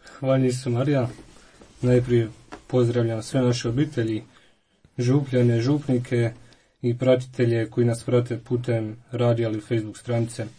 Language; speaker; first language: Croatian; native; Croatian